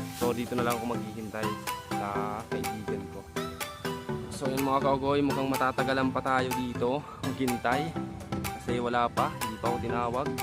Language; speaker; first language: Filipino; non-native, local second language; Waray